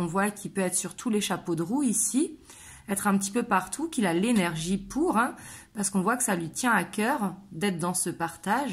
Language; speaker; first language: French; native; French